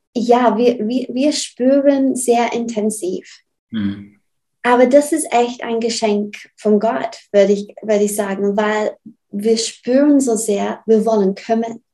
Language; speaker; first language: German; non-native, fluent; English